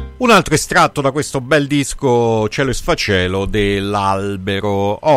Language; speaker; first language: Italian; native; Italian